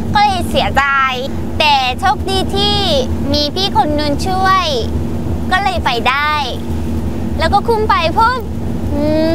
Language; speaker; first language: Thai; non-native, fluent; Japanese